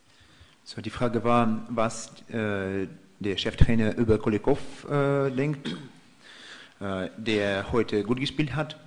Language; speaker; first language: German; non-native, fluent; Russian